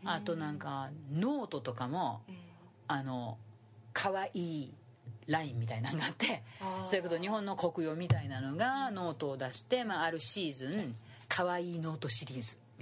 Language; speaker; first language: Japanese; native; Japanese